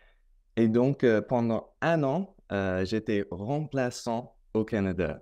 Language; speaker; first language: French; non-native, fluent; English